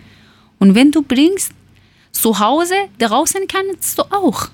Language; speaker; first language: German; non-native, learner; Persian